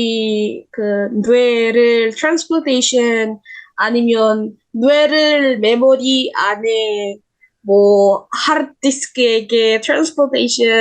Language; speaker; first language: Korean; non-native, learner; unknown